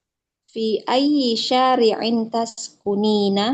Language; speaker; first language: Arabic; non-native, learner; Indonesian